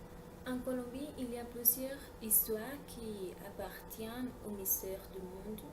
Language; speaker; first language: French; non-native, learner; Spanish